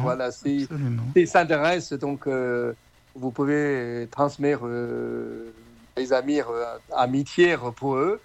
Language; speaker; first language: French; non-native, learner; Chinese